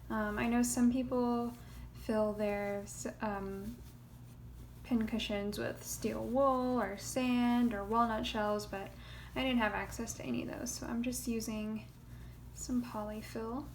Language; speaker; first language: English; native; English